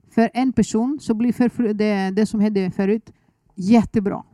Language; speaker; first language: Swedish; non-native, fluent; Greek